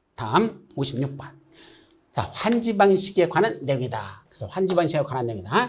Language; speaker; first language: Korean; native; Korean